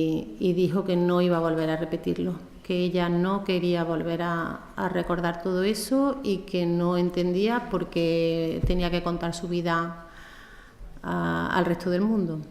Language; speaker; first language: Spanish; native; Spanish